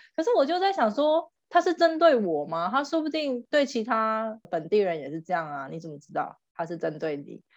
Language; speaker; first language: Chinese; native; Chinese